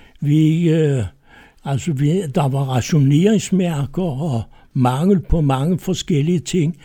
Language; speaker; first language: Danish; native; Danish